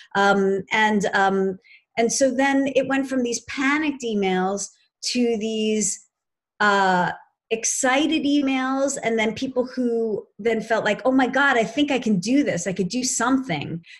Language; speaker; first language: English; native; English